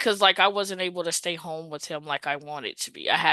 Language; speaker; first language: English; native; English